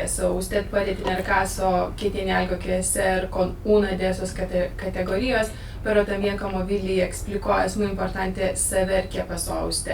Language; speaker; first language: Spanish; non-native, learner; Lithuanian